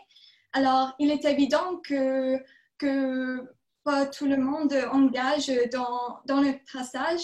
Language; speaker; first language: French; non-native, fluent; English